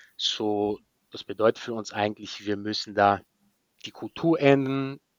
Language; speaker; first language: German; non-native, fluent; Portuguese